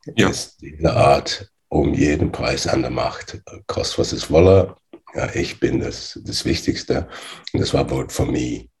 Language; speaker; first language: German; non-native, fluent; English